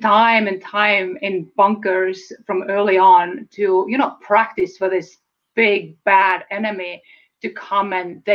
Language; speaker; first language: English; non-native, fluent; Estonian